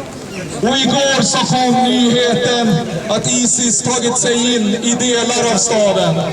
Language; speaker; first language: Swedish; native; Swedish